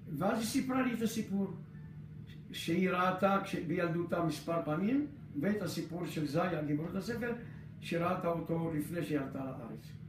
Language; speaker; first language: Hebrew; early bilingual, other home language; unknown